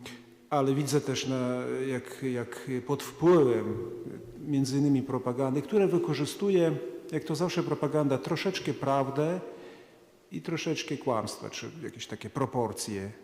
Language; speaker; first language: Polish; non-native, fluent; Ukrainian